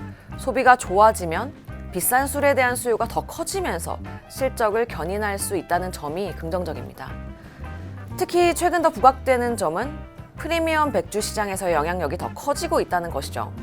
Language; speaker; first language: Korean; native; Korean